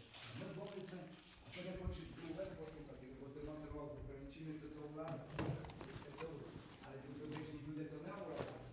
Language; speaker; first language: Slovak; non-native, local second language; Rusyn